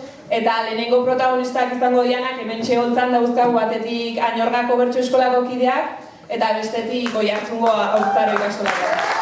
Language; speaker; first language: Basque; native; Basque